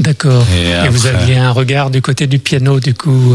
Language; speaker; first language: French; native; French